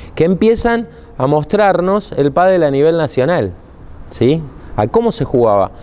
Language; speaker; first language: Spanish; native; Spanish